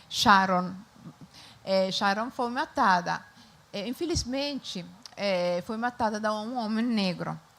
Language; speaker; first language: Portuguese; non-native, fluent; Italian